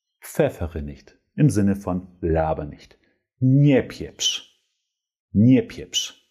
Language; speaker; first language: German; non-native, fluent; Polish